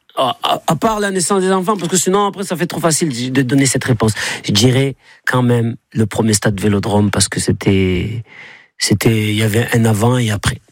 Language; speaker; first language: French; native; French